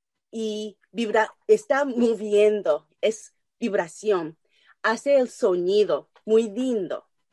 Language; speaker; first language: Spanish; non-native, learner; Japanese